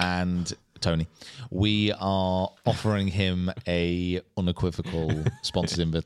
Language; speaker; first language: English; native; English